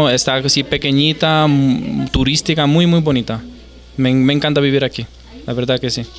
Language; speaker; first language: Spanish; non-native, fluent; Italian